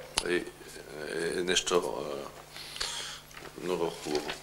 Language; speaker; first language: Bulgarian; non-native, learner; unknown